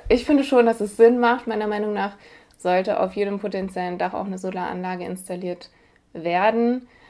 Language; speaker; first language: German; native; German